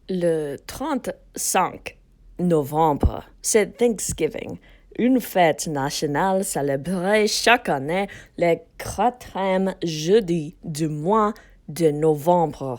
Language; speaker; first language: French; non-native, learner; English